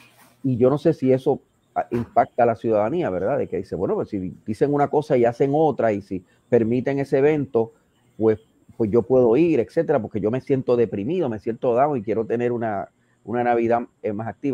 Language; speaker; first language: Spanish; native; Spanish